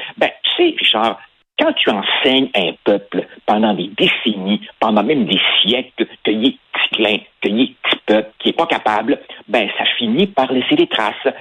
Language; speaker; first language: French; early bilingual, other home language; Spanish